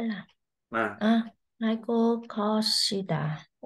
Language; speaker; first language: Korean; non-native, learner; Vietnamese